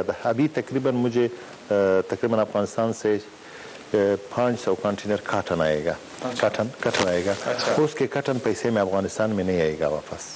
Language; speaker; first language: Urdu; non-native, learner; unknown